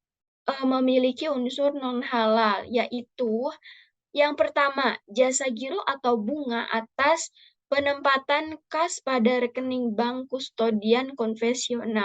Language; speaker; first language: Indonesian; native; Indonesian